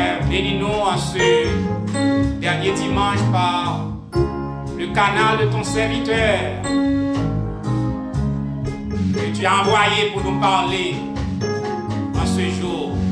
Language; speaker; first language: French; native; French